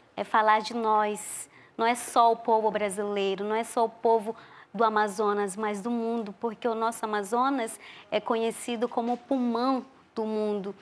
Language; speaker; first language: Portuguese; non-native, local second language; Ticuna